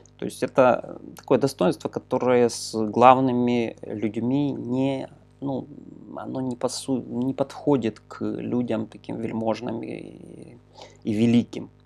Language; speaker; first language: Russian; non-native, local second language; Ukrainian